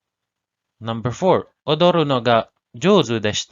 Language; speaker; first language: Japanese; non-native, learner; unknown